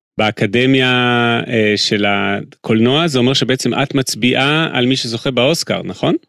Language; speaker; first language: Hebrew; native; Hebrew